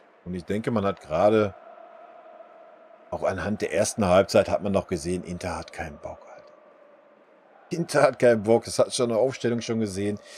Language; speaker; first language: German; native; German